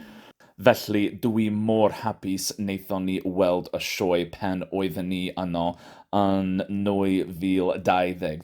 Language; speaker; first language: Welsh; non-native, fluent; English